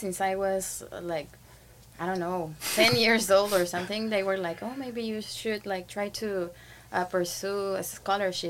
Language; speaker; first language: English; non-native, fluent; Spanish